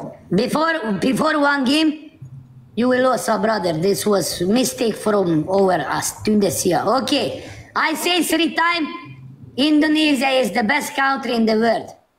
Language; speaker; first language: English; non-native, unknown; Hungarian